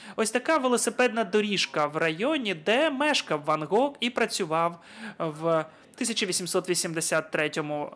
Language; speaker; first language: Ukrainian; non-native, fluent; Dutch